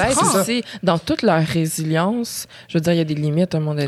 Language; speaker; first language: French; native; French